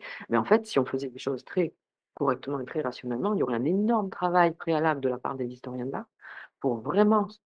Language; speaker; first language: French; native; French